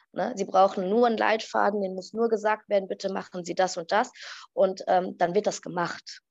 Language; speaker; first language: German; early bilingual, other home language; Arabic